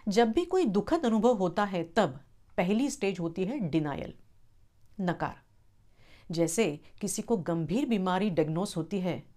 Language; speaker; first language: Hindi; non-native, local second language; Marathi